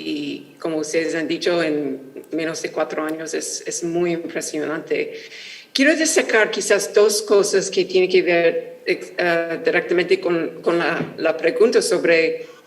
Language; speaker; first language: Spanish; non-native, fluent; English